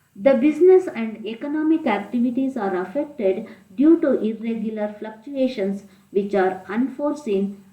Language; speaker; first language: English; non-native, local second language; Kannada